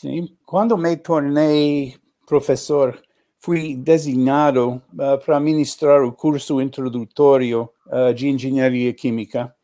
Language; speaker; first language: Portuguese; non-native, learner; English